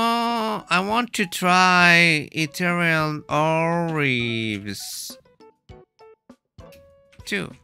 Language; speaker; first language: English; non-native, learner; Japanese